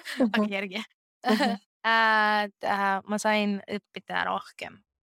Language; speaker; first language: Estonian; non-native, learner; Greek